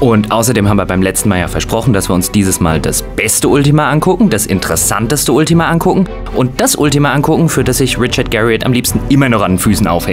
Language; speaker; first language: German; native; German